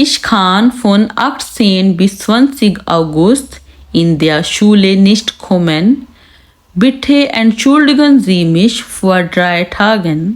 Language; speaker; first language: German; non-native, fluent; Urdu